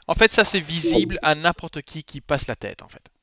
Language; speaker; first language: French; native; French